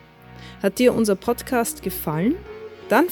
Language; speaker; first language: German; native; German